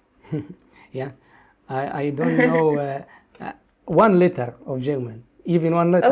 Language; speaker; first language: English; non-native, local second language; Arabic